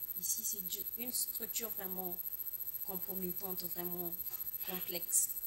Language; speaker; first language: French; non-native, local second language; Lingala